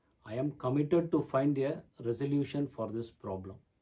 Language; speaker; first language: English; non-native, local second language; Tamil